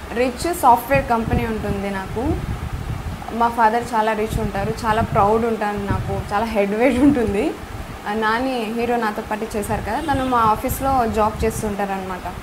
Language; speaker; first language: Telugu; non-native, fluent; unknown